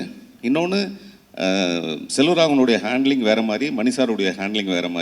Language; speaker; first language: Tamil; native; Tamil